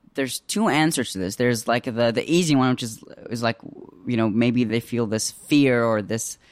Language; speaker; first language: English; early bilingual, other home language; Arabic